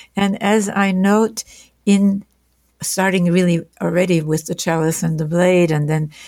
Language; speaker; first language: English; non-native, fluent; German